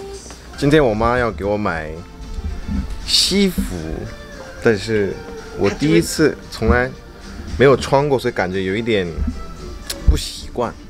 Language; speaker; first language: Chinese; non-native, fluent; Korean